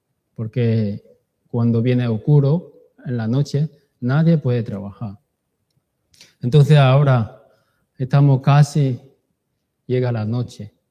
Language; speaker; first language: Spanish; non-native, learner; Chinese